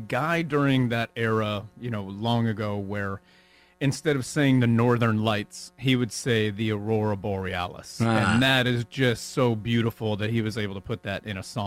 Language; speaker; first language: English; native; English